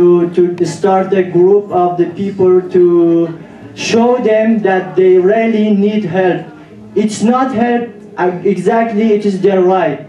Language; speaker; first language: English; non-native, learner; Pashto